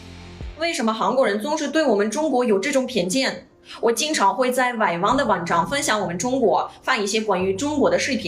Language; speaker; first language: Chinese; non-native, fluent; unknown